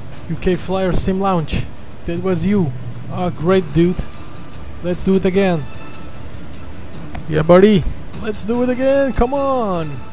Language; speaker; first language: English; non-native, fluent; Turkish